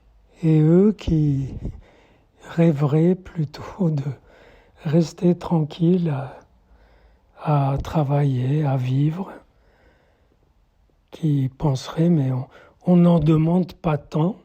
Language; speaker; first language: French; native; French